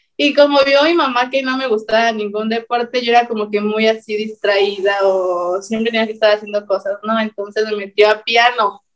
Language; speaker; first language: Spanish; native; Spanish